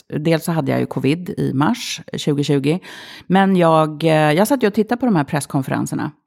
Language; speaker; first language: Swedish; early bilingual, other home language; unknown